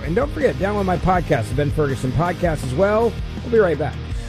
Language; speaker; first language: English; native; English